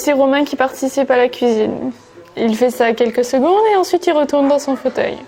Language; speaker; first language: French; native; French